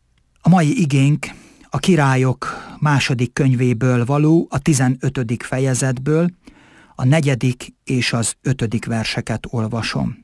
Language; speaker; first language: Hungarian; native; Hungarian